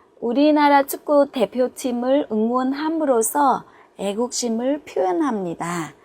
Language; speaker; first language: Korean; non-native, fluent; Vietnamese